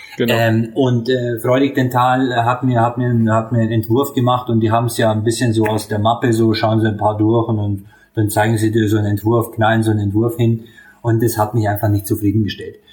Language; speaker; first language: German; early bilingual, other home language; Hungarian